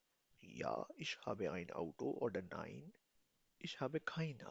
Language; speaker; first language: German; non-native, fluent; Urdu